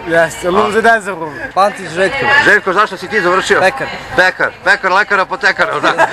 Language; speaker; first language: Serbian; native; Serbian